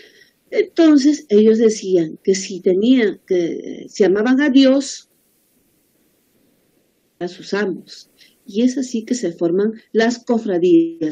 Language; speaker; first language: Spanish; native; Spanish